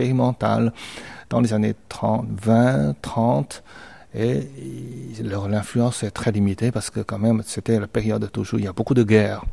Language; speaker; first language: French; non-native, fluent; Chinese